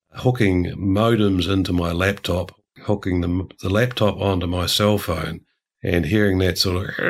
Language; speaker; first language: English; native; English